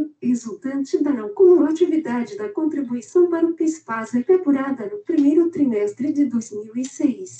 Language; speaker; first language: Portuguese; native; Portuguese